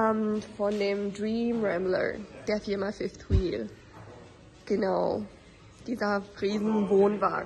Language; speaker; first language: German; native; German